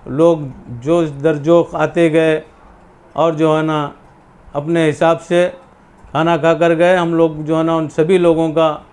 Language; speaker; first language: Hindi; native; Hindi